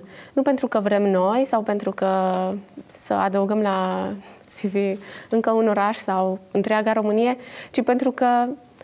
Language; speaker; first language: Romanian; native; Romanian